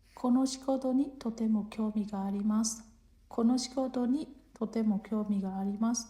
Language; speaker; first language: Japanese; non-native, fluent; Burmese